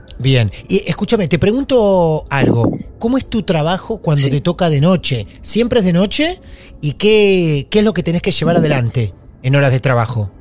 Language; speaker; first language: Spanish; native; Spanish